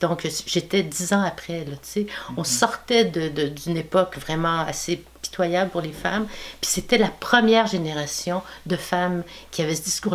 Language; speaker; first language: French; native; French